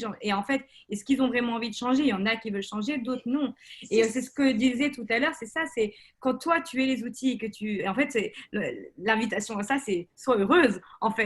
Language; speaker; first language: French; native; French